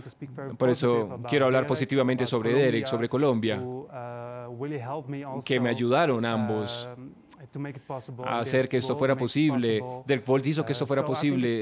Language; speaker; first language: Spanish; non-native, fluent; Dutch